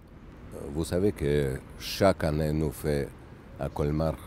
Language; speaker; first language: French; non-native, learner; Russian